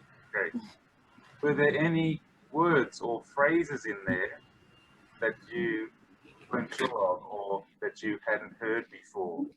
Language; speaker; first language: English; non-native, fluent; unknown